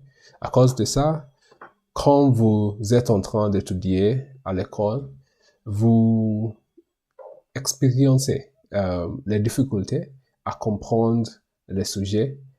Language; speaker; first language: French; non-native, learner; English